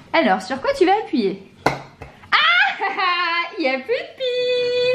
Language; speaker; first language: French; native; French